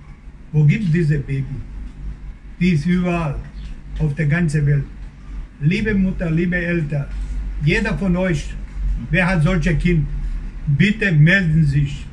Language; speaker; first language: German; non-native, learner; Croatian